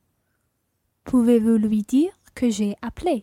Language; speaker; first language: French; non-native, learner; English